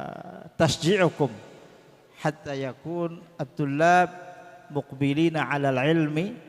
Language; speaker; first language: Arabic; non-native, fluent; Indonesian